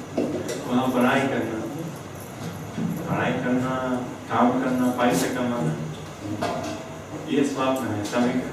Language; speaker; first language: Hindi; non-native, fluent; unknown